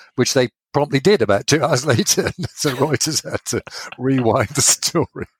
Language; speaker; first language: English; native; English